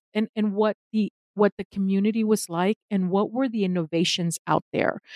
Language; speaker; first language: English; non-native, fluent; Spanish